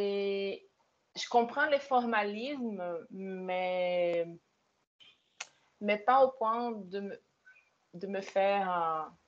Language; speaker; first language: French; non-native, fluent; Portuguese